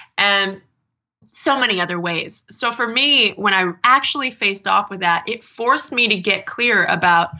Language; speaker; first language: English; native; English